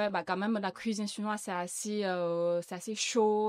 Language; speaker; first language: French; non-native, learner; Chinese